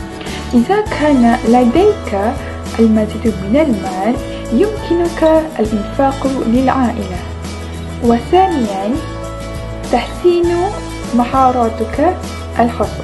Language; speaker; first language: Arabic; non-native, learner; Malay